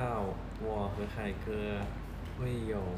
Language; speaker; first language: Chinese; non-native, learner; Thai